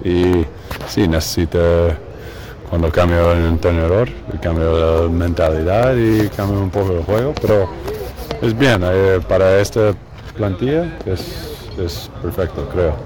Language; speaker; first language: Spanish; non-native, learner; English